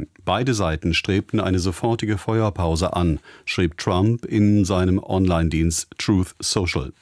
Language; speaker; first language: German; native; German